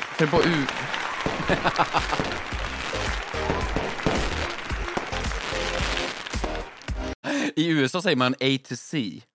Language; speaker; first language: Swedish; native; Swedish